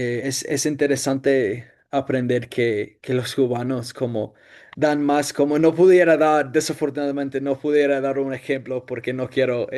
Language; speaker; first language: Spanish; non-native, fluent; English